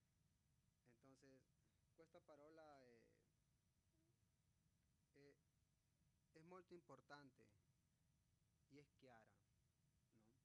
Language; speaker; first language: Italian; non-native, fluent; Spanish